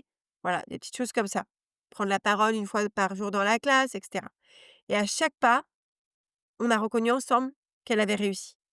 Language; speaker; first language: French; native; French